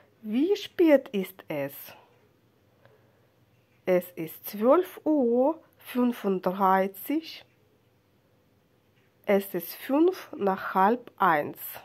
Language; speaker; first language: German; non-native, fluent; Russian